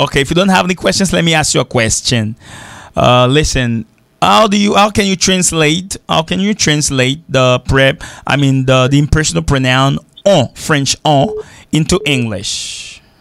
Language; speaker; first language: English; non-native, fluent; Haitian Creole